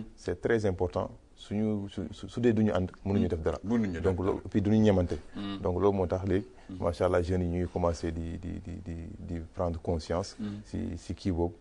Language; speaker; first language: Wolof; non-native, local second language; Fula